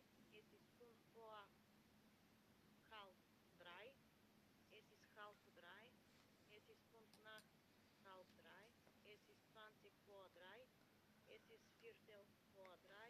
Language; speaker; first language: German; non-native, learner; Macedonian